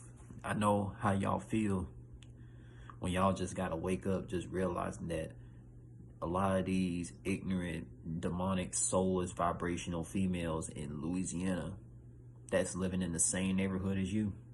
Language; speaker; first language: English; native; English